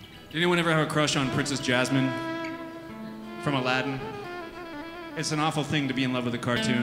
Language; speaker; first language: English; native; English